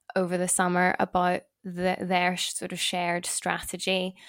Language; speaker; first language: English; native; English